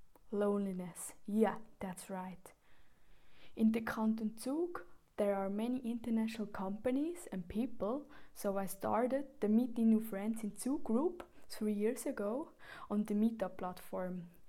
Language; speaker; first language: English; non-native, fluent; German